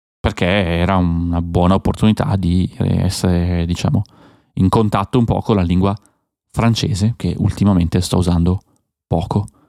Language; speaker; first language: Italian; native; Italian